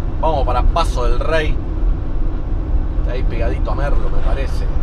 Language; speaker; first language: Spanish; native; Spanish